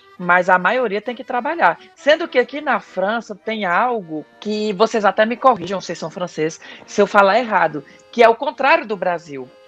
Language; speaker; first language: Portuguese; native; Portuguese